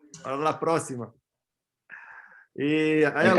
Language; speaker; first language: Spanish; non-native, fluent; Portuguese